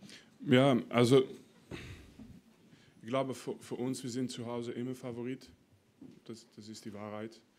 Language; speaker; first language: German; non-native, fluent; French